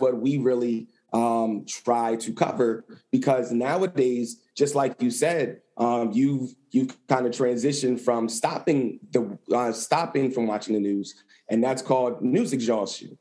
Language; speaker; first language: English; native; English